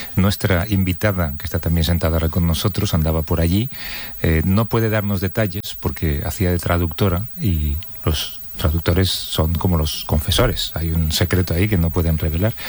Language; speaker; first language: Spanish; native; Spanish